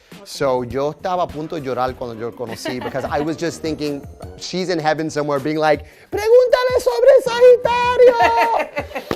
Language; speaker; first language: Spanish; early bilingual, heritage; Spanish